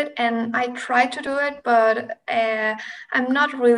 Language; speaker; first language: English; non-native, fluent; Spanish